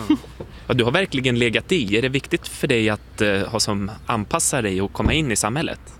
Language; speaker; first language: Swedish; native; Swedish